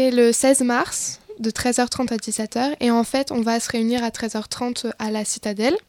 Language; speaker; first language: French; native; French